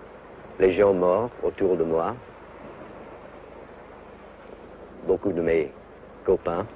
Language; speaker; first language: French; non-native, fluent; English